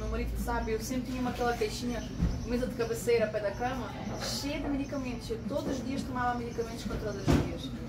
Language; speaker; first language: Portuguese; non-native, fluent; Ukrainian